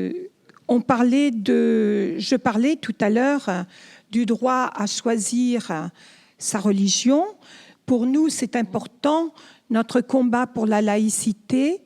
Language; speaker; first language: French; native; French